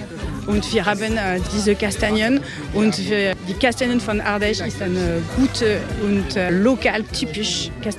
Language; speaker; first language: German; non-native, learner; French